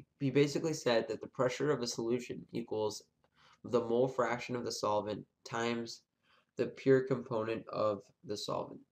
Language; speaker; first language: English; native; English